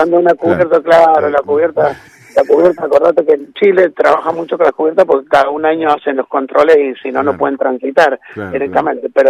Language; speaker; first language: Spanish; native; Spanish